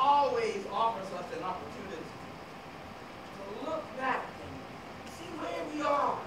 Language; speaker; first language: English; native; English